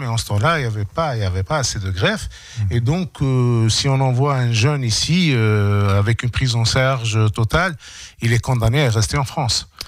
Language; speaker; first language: French; non-native, local second language; Arabic